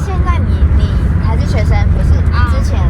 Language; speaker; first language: Chinese; non-native, fluent; Mongolian